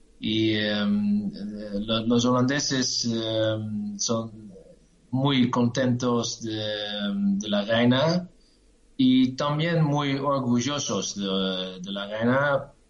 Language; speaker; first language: Spanish; non-native, learner; Dutch